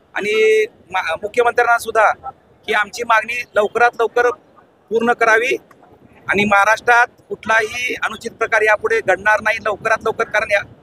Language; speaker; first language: Marathi; non-native, local second language; Lambadi